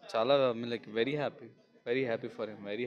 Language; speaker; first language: Telugu; non-native, local second language; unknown